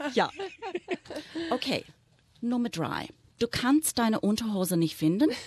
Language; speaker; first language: German; non-native, fluent; English